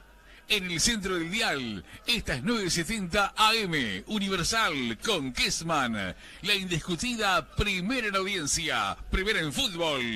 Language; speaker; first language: Spanish; native; Spanish